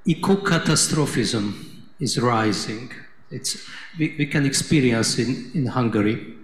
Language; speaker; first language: English; non-native, fluent; Hungarian